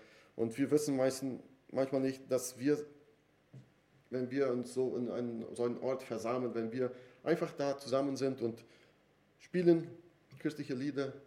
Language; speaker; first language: German; non-native, fluent; Portuguese